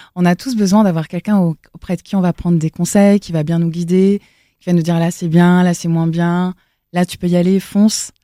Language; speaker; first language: French; native; French